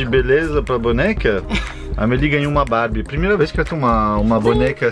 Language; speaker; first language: Portuguese; non-native, fluent; French